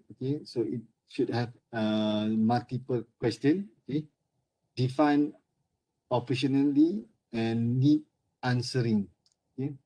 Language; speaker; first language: English; non-native, local second language; Malay